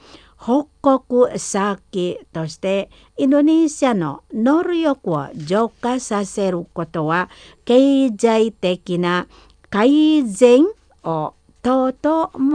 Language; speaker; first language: Japanese; non-native, fluent; Indonesian